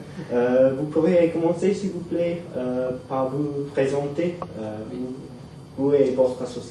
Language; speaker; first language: French; non-native, fluent; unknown